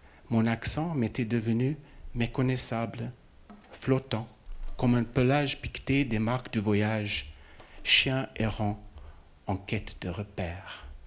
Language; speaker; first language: French; non-native, fluent; English